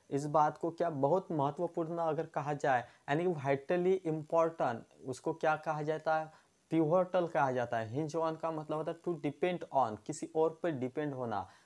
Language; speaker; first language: Hindi; non-native, local second language; Marathi